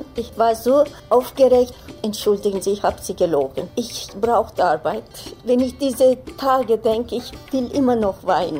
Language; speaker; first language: German; non-native, learner; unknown